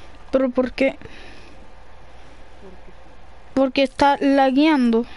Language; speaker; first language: Spanish; early bilingual, heritage; English